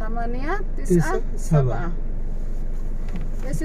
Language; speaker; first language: Arabic; non-native, fluent; Malay